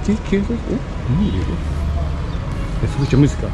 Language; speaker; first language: Spanish; non-native, learner; Japanese